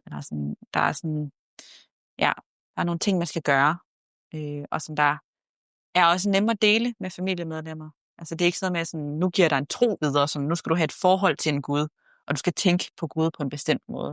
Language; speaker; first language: Danish; native; Danish